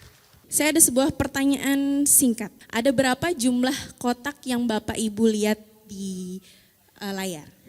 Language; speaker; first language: Indonesian; native; Indonesian